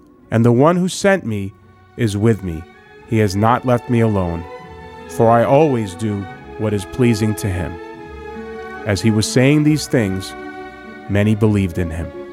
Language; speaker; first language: English; native; English